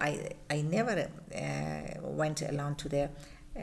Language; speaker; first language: English; non-native, learner; Persian